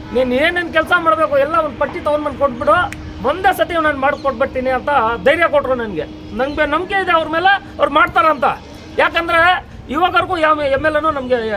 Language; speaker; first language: Kannada; non-native, local second language; Urdu